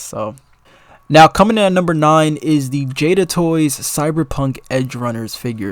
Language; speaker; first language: English; native; English